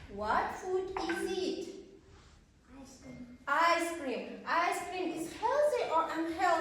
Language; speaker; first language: English; non-native, learner; Kazakh